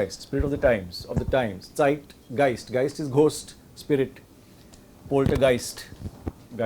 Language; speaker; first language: German; non-native, fluent; English